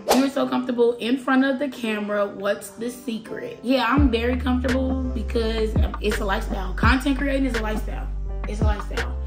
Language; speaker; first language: English; native; English